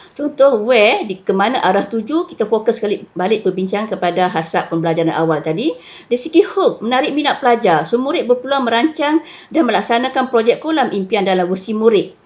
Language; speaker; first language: Malay; native; Malay